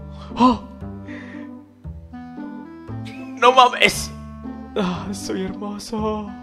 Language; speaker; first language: Spanish; native; Spanish